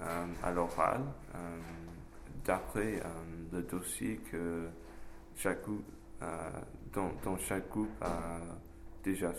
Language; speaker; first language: French; non-native, fluent; English